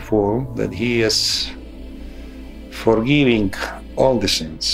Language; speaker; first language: English; non-native, fluent; Ukrainian